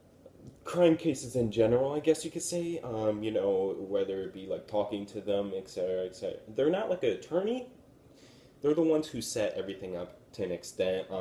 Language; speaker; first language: English; native; English